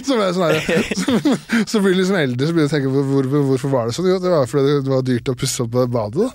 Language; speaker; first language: Norwegian; native; Norwegian